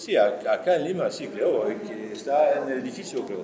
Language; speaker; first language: Spanish; non-native, fluent; French